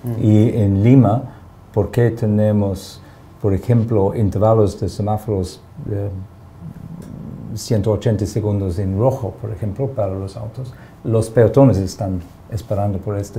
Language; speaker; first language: Spanish; non-native, fluent; English